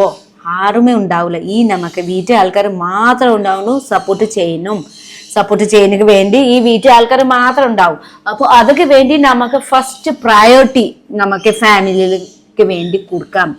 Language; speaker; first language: Malayalam; non-native, learner; Nepali